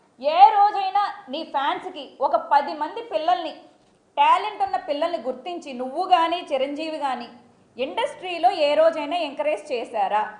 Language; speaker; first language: Telugu; native; Telugu